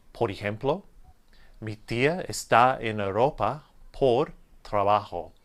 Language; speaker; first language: Spanish; non-native, fluent; English